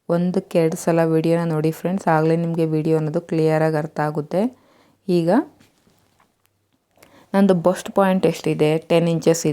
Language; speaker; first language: Kannada; native; Kannada